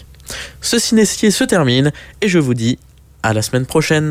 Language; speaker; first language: French; native; French